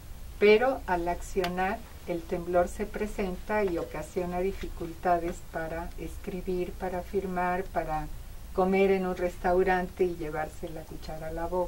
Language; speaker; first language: Spanish; native; Spanish